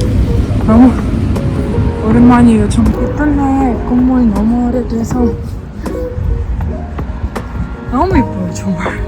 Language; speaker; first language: Korean; non-native, learner; Ukrainian